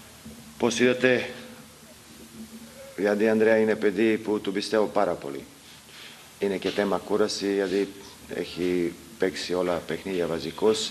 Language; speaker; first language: Greek; non-native, learner; Serbian